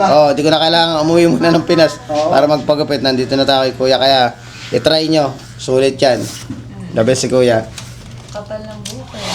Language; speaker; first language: Filipino; native; Filipino